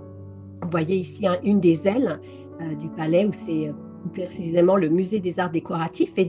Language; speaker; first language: French; native; French